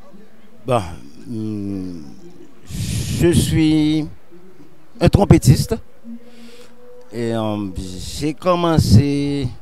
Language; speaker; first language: French; non-native, local second language; Haitian Creole